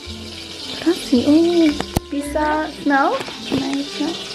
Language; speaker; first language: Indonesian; non-native, learner; English